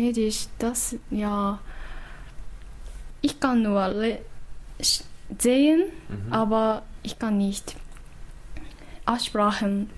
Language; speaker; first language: German; non-native, learner; Japanese